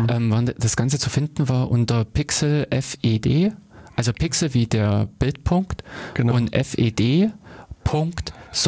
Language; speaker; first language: German; native; German